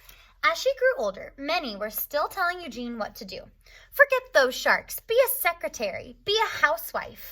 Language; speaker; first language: English; native; English